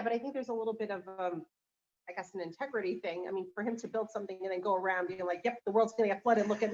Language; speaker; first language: English; native; English